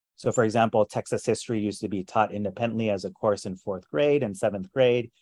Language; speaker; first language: English; native; English